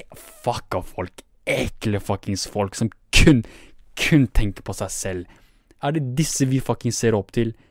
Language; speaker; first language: Norwegian; early bilingual, other home language; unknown